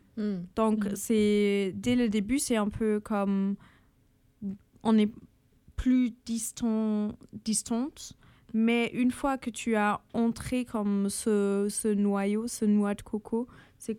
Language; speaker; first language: French; non-native, fluent; German